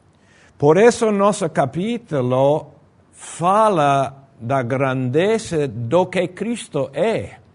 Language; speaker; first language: Portuguese; non-native, fluent; Spanish